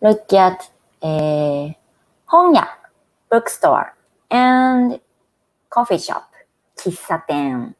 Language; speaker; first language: English; non-native, fluent; Japanese